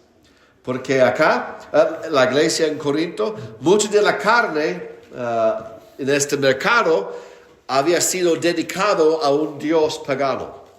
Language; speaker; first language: Spanish; non-native, fluent; English